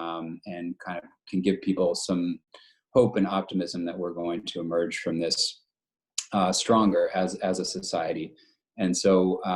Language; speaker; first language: English; native; English